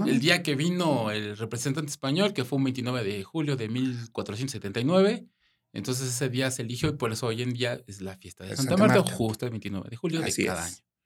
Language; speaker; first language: Spanish; native; Spanish